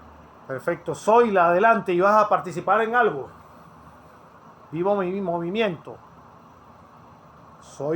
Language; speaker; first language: Spanish; native; Spanish